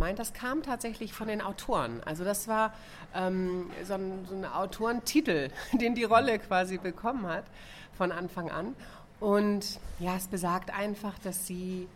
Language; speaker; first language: German; native; German